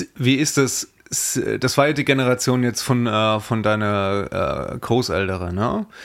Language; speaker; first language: German; native; German